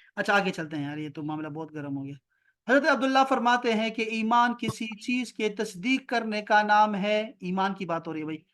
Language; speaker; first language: Urdu; non-native, local second language; Pashto